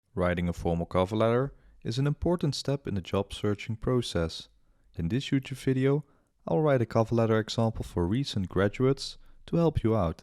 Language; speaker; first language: English; non-native, fluent; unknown